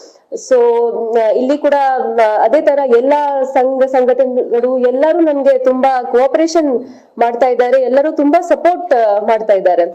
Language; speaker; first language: Kannada; non-native, fluent; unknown